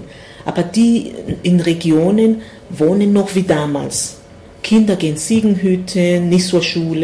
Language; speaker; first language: German; non-native, fluent; Swahili